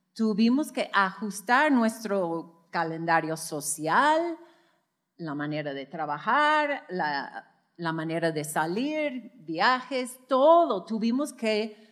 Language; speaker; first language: Spanish; non-native, fluent; English